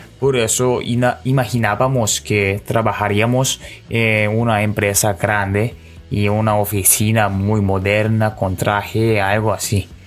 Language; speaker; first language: Spanish; non-native, learner; Korean